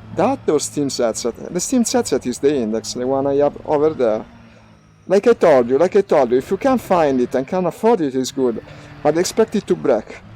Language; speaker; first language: English; non-native, fluent; Italian